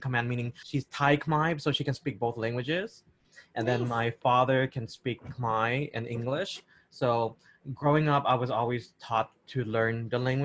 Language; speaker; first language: English; native; English